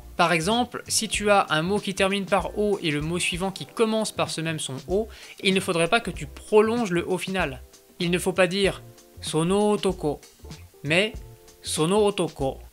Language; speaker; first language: French; native; French